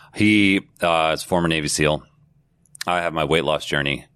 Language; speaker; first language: English; native; English